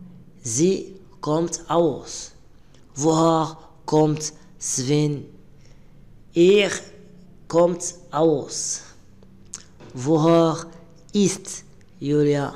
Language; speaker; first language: German; non-native, learner; Arabic